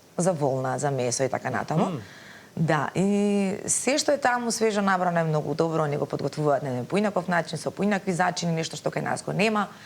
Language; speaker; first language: Macedonian; native; Macedonian